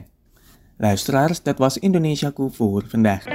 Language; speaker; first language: Dutch; non-native, fluent; Indonesian